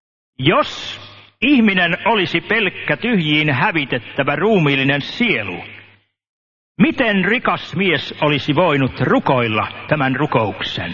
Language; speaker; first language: Finnish; native; Finnish